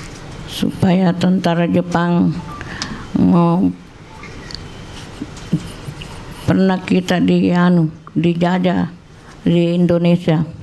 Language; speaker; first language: Indonesian; non-native, local second language; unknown